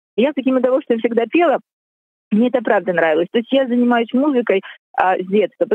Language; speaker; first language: Russian; native; Russian